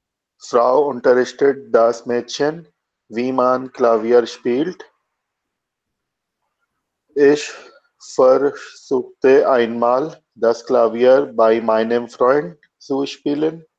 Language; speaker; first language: German; non-native, learner; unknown